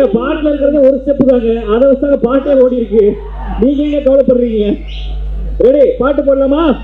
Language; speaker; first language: Tamil; native; Tamil